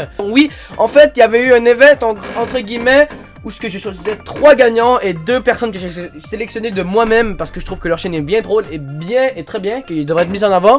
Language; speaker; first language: French; native; French